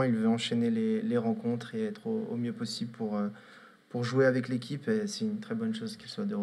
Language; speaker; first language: French; native; French